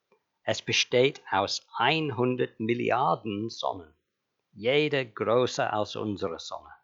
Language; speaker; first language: German; non-native, fluent; English